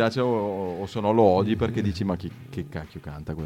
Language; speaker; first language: Italian; native; Italian